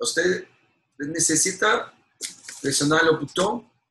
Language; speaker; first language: Spanish; non-native, learner; Portuguese